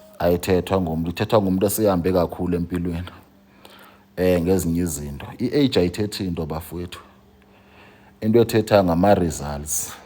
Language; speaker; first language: Zulu; non-native, local second language; Xhosa